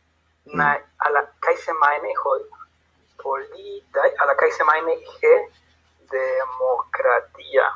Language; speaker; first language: Greek; non-native, learner; Spanish